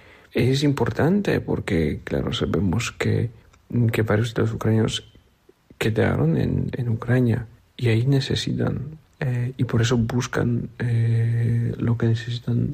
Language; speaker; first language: Spanish; non-native, fluent; Polish